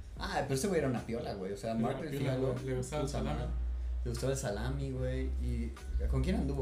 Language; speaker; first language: Spanish; native; Spanish